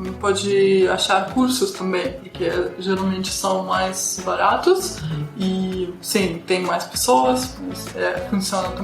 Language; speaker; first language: Portuguese; non-native, fluent; Russian